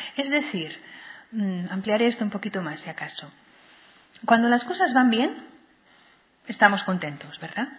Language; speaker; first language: Spanish; non-native, local second language; Catalan